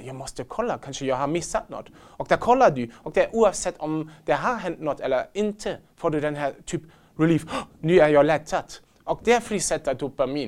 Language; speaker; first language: Swedish; non-native, fluent; German